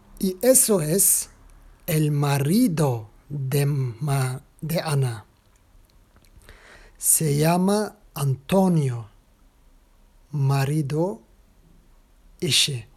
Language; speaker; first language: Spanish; non-native, fluent; Turkish